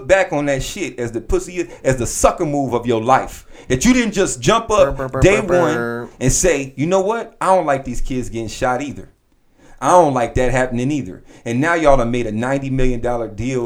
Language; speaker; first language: English; native; English